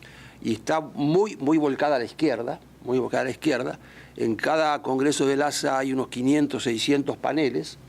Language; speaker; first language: Spanish; native; Spanish